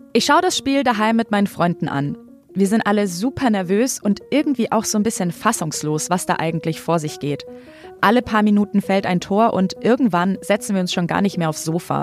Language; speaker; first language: German; native; German